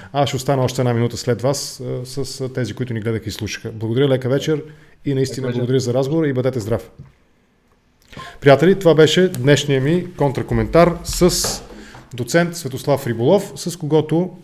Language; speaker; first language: Bulgarian; native; Bulgarian